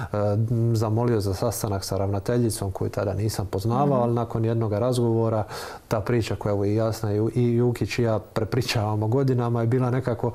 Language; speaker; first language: Croatian; native; Croatian